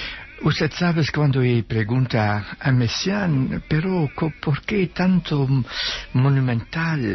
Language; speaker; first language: Spanish; non-native, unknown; Dutch